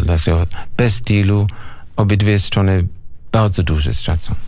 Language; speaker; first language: Polish; non-native, learner; English